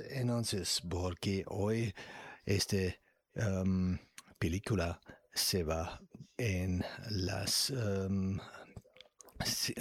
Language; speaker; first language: Spanish; non-native, learner; German